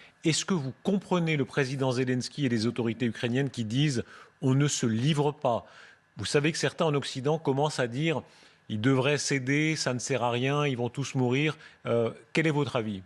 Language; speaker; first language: French; native; French